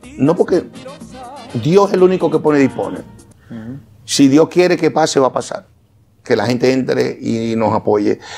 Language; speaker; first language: Spanish; native; Spanish